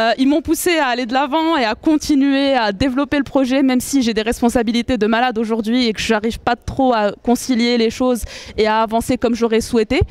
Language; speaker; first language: French; non-native, local second language; Arabic